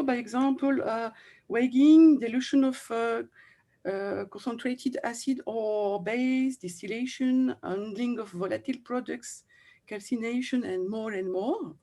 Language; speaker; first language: English; non-native, fluent; French